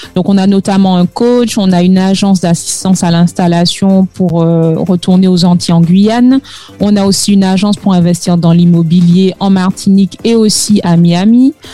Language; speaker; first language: French; native; French